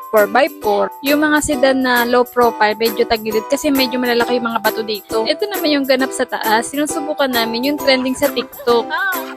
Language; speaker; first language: Filipino; native; Filipino